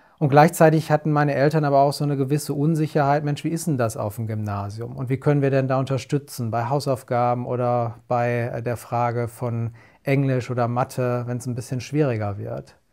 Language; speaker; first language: German; native; German